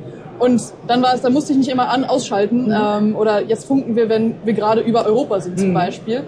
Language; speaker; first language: German; native; German